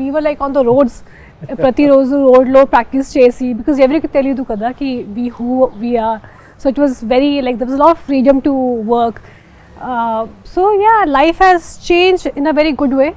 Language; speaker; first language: Telugu; non-native, fluent; Hindi